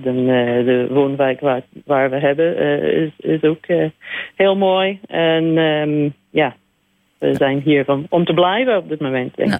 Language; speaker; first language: Dutch; non-native, learner; English